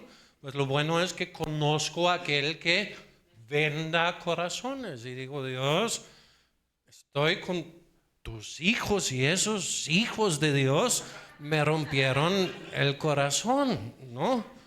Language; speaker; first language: Spanish; non-native, fluent; Danish